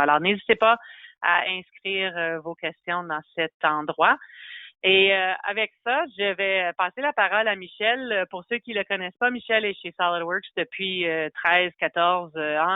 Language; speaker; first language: French; native; French